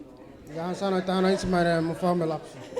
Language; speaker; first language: Finnish; early bilingual, other home language; Swahili